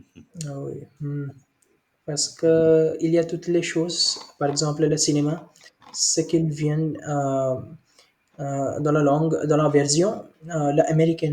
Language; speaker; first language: French; non-native, learner; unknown